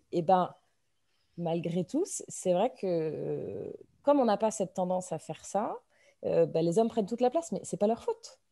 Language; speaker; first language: French; native; French